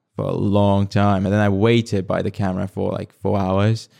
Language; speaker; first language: English; non-native, fluent; Slovak